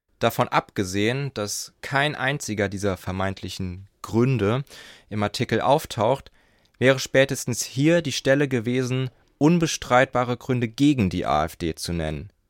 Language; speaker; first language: German; native; German